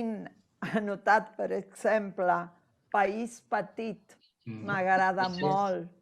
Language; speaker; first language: Catalan; non-native, fluent; Spanish